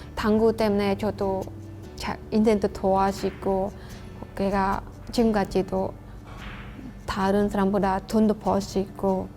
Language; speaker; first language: Korean; non-native, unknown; Khmer